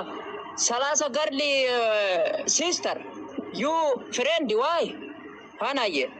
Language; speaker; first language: English; non-native, learner; Oromo